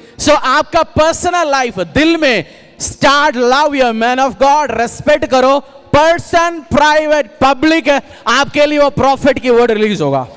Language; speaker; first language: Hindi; non-native, local second language; Malayalam